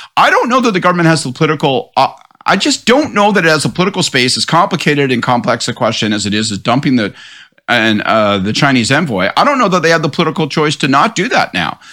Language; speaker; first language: English; native; English